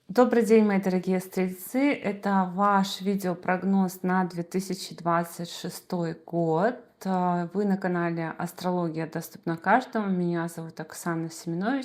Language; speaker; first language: Russian; native; Russian